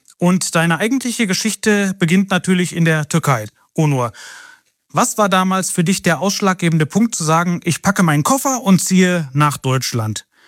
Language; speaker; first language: German; native; German